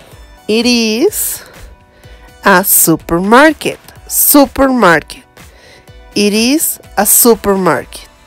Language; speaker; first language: English; non-native, learner; Spanish